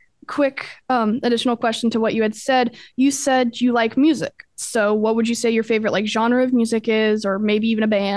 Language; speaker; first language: English; native; English